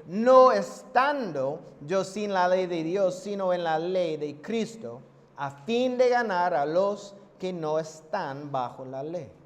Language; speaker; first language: Spanish; non-native, fluent; English